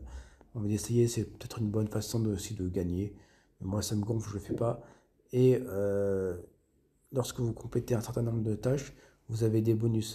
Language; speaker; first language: French; native; French